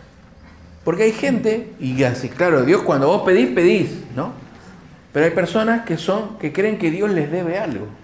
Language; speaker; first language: Spanish; native; Spanish